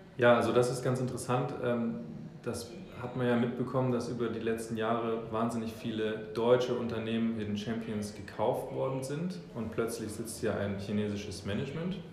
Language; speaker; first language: German; early bilingual, other home language; English